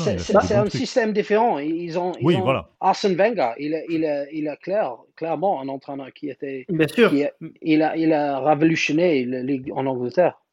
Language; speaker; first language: French; non-native, learner; English